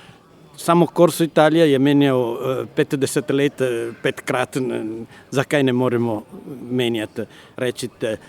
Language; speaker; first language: Slovenian; non-native, learner; Italian